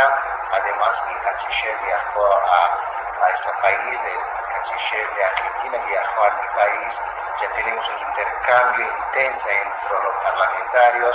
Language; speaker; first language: Spanish; non-native, fluent; Azerbaijani